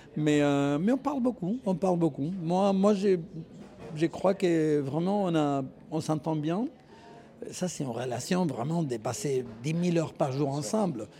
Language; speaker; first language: French; non-native, fluent; Spanish